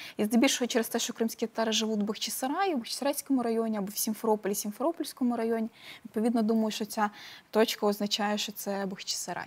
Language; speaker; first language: Ukrainian; non-native, local second language; Crimean Tatar